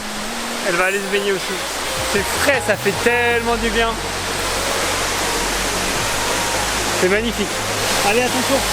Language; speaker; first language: French; native; French